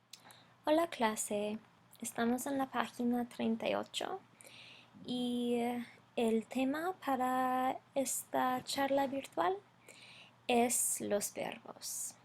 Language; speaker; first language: Spanish; non-native, fluent; English